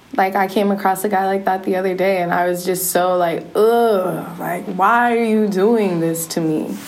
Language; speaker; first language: English; native; English